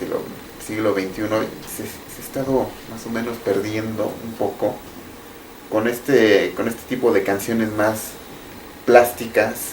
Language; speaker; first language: Spanish; native; Spanish